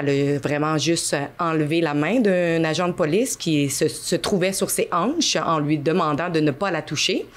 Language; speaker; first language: French; native; French